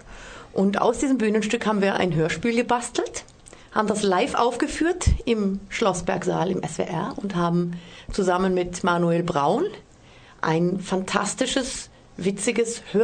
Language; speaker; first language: German; native; German